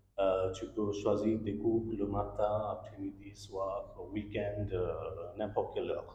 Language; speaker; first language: French; non-native, learner; Bangla